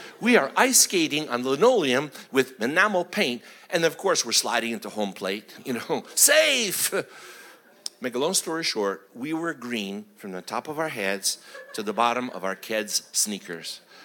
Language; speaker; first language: English; native; English